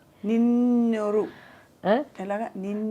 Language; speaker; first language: Telugu; native; Telugu